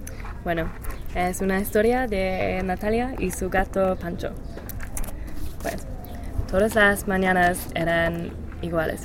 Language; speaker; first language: Spanish; non-native, learner; English